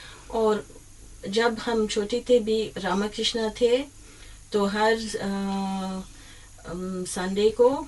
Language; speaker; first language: Hindi; early bilingual, heritage; English